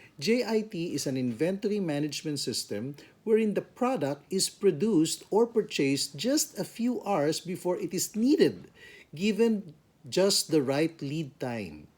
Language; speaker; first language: English; non-native, local second language; Filipino